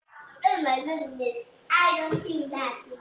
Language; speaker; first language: English; non-native, learner; Vietnamese